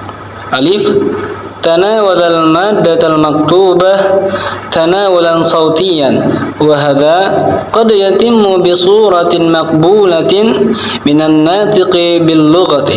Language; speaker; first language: Arabic; non-native, learner; Indonesian